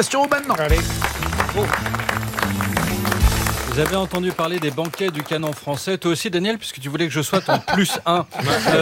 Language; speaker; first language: French; non-native, fluent; English